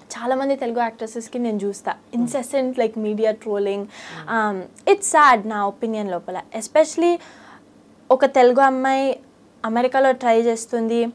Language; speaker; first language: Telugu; early bilingual, heritage; Telugu